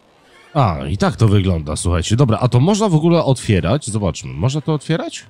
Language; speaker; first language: Polish; native; Polish